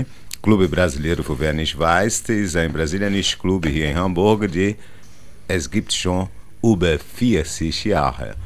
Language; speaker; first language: German; non-native, learner; Portuguese